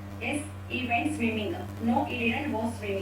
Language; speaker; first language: English; non-native, learner; Kannada